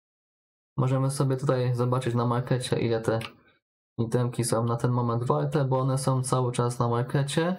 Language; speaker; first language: Polish; native; Polish